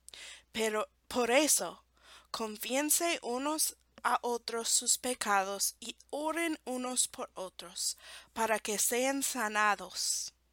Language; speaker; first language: Spanish; non-native, fluent; English